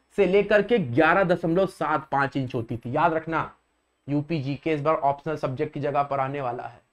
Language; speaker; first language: Hindi; native; Hindi